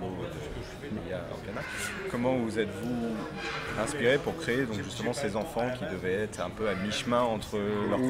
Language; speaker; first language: French; native; French